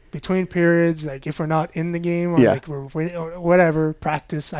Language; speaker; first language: English; non-native, fluent; French